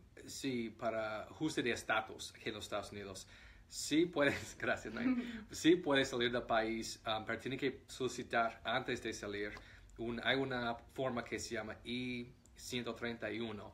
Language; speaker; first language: Spanish; non-native, fluent; English